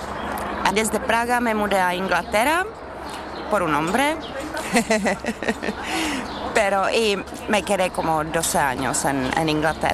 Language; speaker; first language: Spanish; non-native, learner; Czech